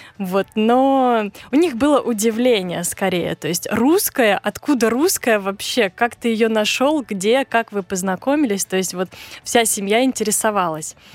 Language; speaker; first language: Russian; native; Russian